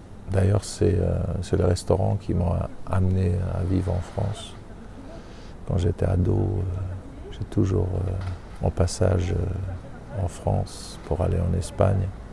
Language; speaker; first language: French; non-native, fluent; German